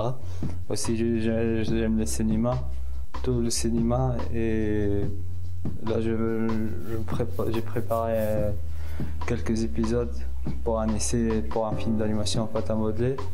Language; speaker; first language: French; non-native, local second language; Arabic